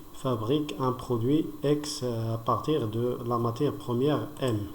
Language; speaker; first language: French; non-native, local second language; Arabic